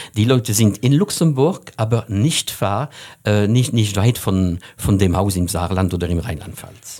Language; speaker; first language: German; non-native, fluent; French